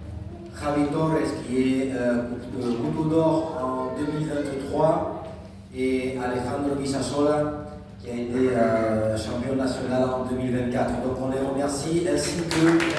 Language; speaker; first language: French; non-native, fluent; Spanish